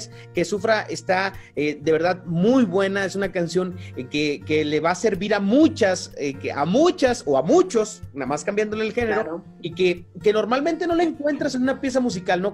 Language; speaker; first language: Spanish; native; Spanish